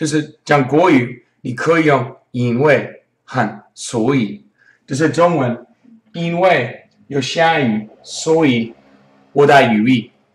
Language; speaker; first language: Chinese; non-native, fluent; English